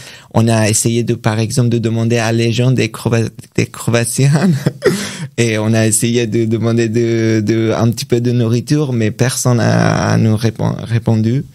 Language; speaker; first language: French; non-native, learner; Persian